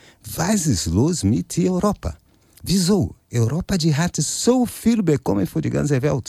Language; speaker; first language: German; non-native, fluent; Portuguese